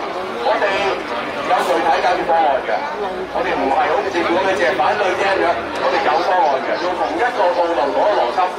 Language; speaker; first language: Chinese; native; Chinese